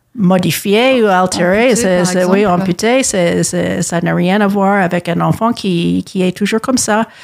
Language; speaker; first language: French; non-native, fluent; English